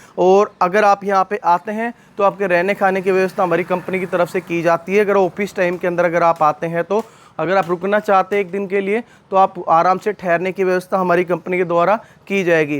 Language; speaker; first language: Hindi; native; Hindi